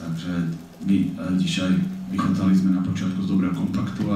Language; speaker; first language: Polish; non-native, learner; Slovak